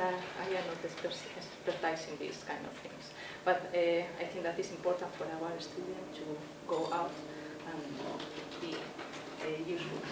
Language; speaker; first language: English; non-native, learner; Spanish